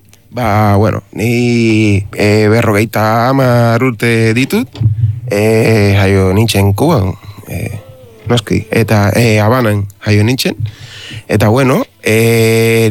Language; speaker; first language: Basque; non-native, learner; Spanish